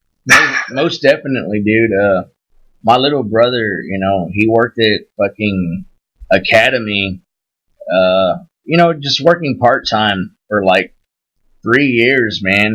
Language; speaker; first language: English; native; English